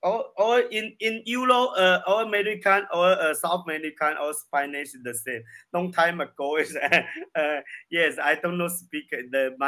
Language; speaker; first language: English; non-native, learner; Chinese